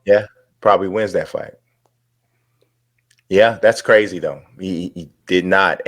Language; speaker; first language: English; native; English